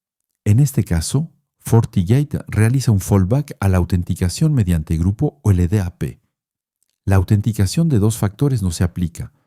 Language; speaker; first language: Spanish; non-native, fluent; French